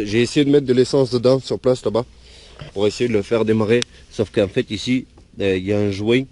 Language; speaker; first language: French; native; French